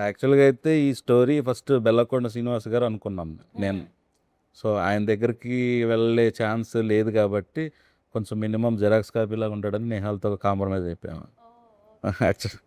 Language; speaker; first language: Telugu; native; Telugu